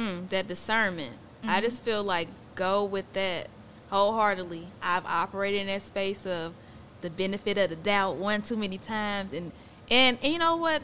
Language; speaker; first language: English; native; English